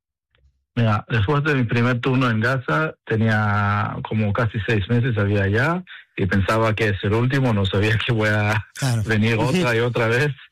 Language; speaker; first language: Spanish; early bilingual, heritage; Spanish